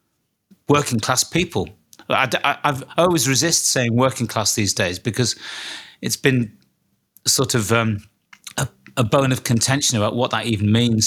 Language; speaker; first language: English; native; English